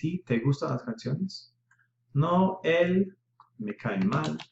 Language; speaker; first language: Spanish; non-native, fluent; English